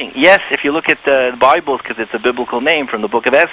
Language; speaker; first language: English; native; English